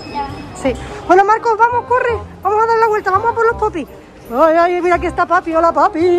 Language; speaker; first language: Spanish; native; Spanish